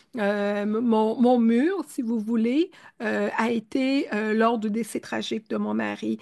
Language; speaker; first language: French; early bilingual, other home language; Spanish